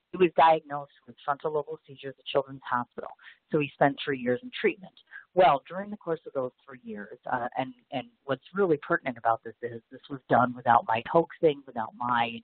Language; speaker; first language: English; native; English